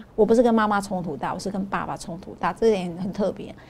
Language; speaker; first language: Chinese; non-native, local second language; Min Nan Chinese